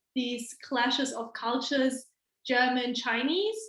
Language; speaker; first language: English; non-native, fluent; German